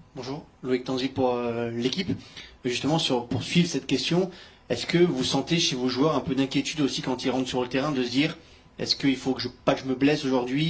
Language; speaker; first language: French; native; French